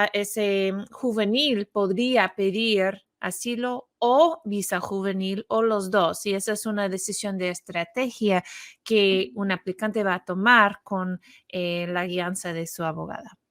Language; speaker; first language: Spanish; non-native, fluent; English